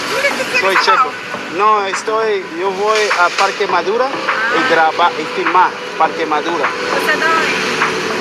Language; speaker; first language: Spanish; non-native, learner; English